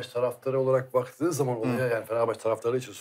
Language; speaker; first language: Turkish; native; Turkish